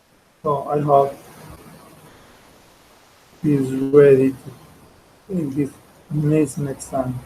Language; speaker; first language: English; non-native, fluent; Spanish